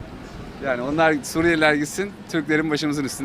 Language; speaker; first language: Turkish; native; Turkish